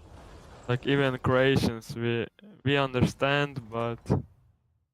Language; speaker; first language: English; non-native, learner; Slovenian